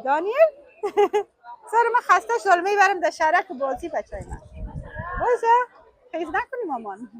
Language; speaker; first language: Persian; native; Persian